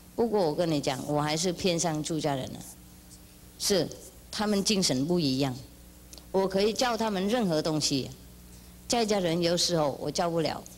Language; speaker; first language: Chinese; non-native, fluent; Vietnamese